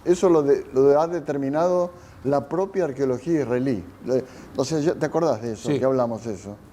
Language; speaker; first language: Spanish; native; Spanish